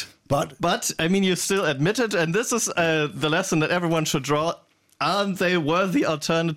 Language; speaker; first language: English; non-native, fluent; German